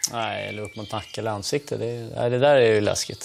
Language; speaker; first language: Swedish; native; Swedish